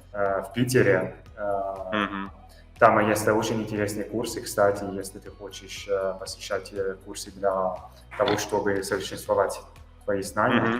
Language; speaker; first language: Russian; non-native, fluent; Italian